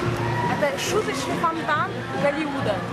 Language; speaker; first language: Russian; non-native, fluent; French